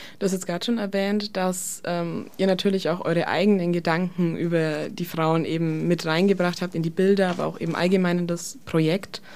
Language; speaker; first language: German; native; German